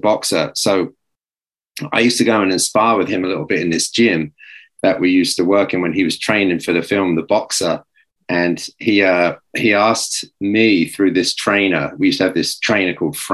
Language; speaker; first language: English; native; English